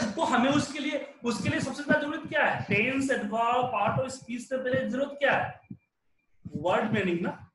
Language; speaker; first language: Hindi; native; Hindi